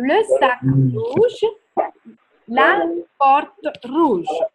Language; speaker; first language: French; non-native, fluent; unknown